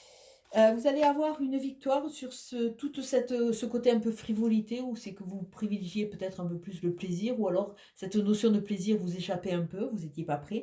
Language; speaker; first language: French; native; French